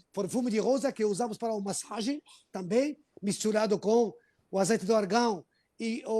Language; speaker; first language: Portuguese; non-native, fluent; Arabic